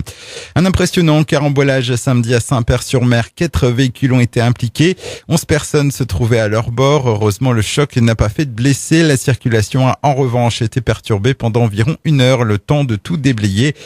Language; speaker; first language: French; native; French